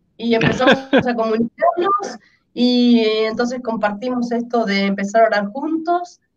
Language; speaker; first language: Spanish; native; Spanish